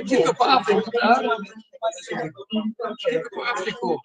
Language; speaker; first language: Polish; non-native, learner; Tajik